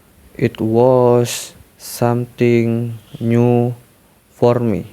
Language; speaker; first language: English; non-native, learner; Indonesian